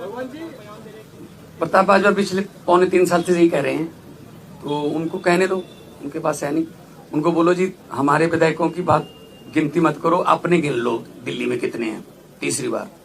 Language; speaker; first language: Hindi; non-native, local second language; Punjabi